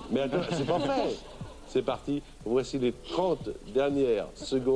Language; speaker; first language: French; native; French